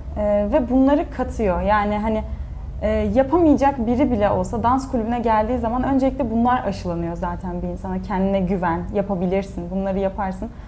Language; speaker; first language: Turkish; native; Turkish